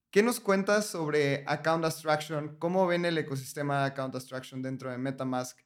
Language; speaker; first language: Spanish; native; Spanish